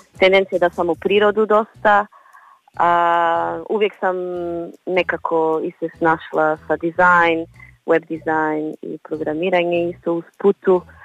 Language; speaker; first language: Croatian; non-native, learner; Portuguese